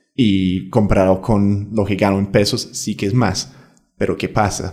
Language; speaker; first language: Spanish; non-native, fluent; English